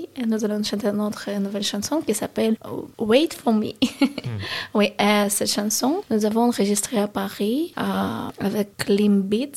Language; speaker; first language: French; non-native, learner; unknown